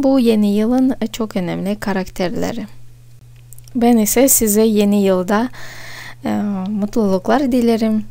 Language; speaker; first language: Turkish; non-native, fluent; Russian